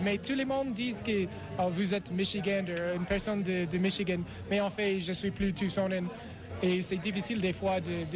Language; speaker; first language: French; non-native, fluent; English